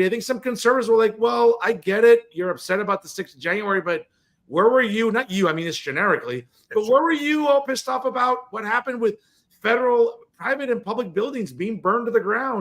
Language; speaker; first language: English; native; English